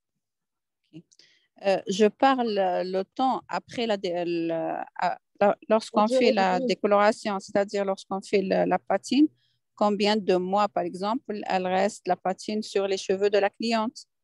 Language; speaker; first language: French; non-native, local second language; Arabic